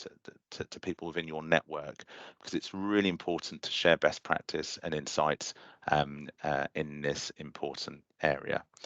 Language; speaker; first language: English; native; English